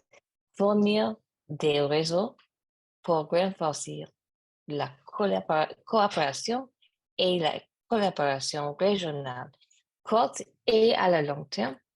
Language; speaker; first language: French; non-native, learner; English